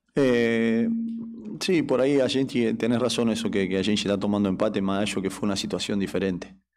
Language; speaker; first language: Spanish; native; Spanish